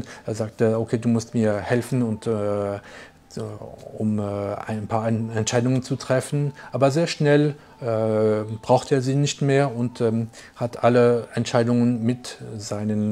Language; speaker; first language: German; non-native, fluent; French